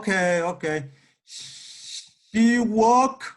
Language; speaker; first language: English; non-native, learner; Somali